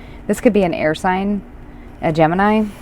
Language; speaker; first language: English; native; English